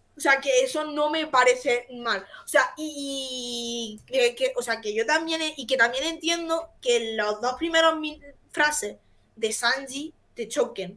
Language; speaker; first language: Spanish; native; Spanish